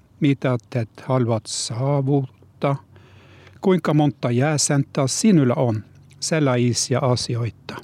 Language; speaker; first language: Finnish; early bilingual, heritage; Norwegian